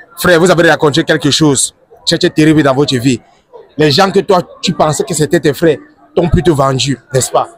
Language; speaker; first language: French; non-native, local second language; English